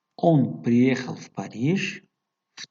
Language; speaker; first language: Russian; non-native, local second language; Tajik